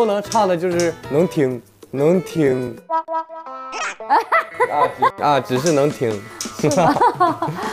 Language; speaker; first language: Chinese; native; Chinese